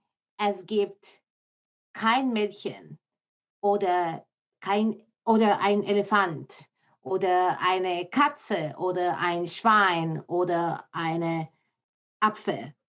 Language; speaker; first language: German; non-native, learner; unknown